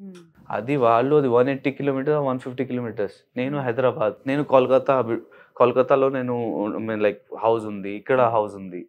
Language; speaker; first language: Telugu; non-native, learner; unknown